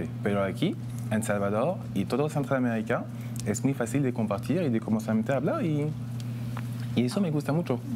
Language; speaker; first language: Spanish; non-native, fluent; French